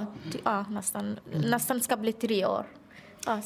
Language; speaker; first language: Swedish; non-native, learner; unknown